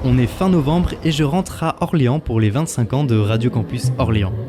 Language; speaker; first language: French; native; French